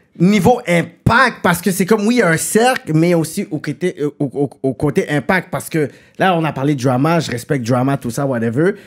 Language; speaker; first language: French; native; French